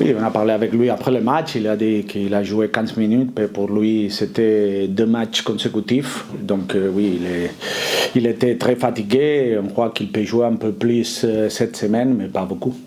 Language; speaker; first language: French; non-native, fluent; Spanish